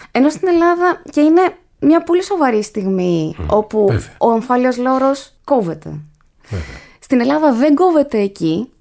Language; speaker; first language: Greek; native; Greek